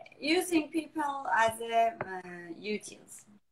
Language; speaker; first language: English; non-native, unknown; Persian